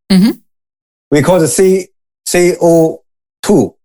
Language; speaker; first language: English; non-native, learner; Japanese